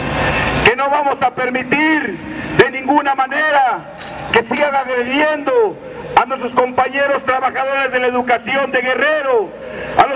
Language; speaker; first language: Spanish; native; Spanish